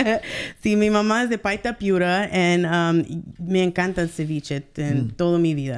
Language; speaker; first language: Spanish; early bilingual, heritage; Spanish